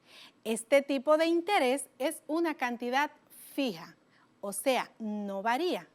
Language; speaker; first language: Spanish; native; Spanish